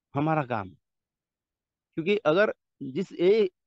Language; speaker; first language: Hindi; non-native, local second language; Marathi